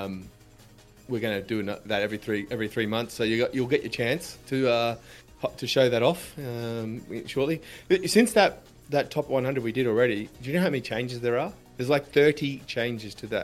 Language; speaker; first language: English; native; English